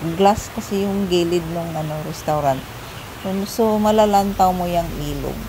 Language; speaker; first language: Filipino; non-native, local second language; Cebuano